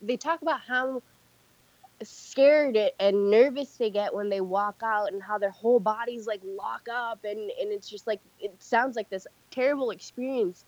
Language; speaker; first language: English; native; English